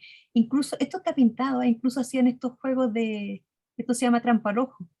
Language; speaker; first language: Spanish; native; Spanish